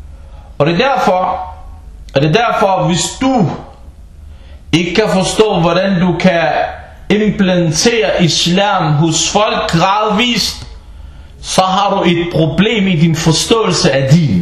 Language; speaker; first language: Danish; early bilingual, other home language; Arabic